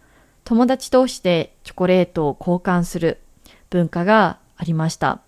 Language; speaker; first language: Japanese; native; Japanese